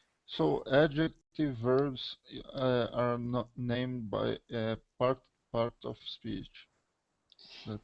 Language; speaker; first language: English; non-native, learner; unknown